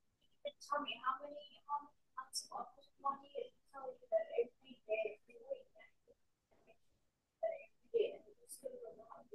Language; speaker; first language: English; early bilingual, other home language; Bangla